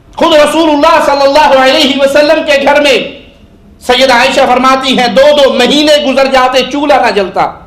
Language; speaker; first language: Urdu; non-native, local second language; Punjabi